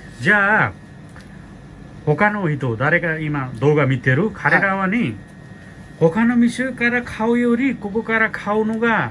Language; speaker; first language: Japanese; non-native, learner; Nepali